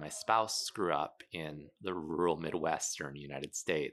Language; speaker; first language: English; native; English